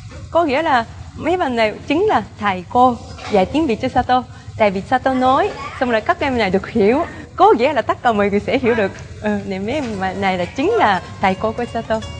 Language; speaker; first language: Vietnamese; non-native, fluent; Japanese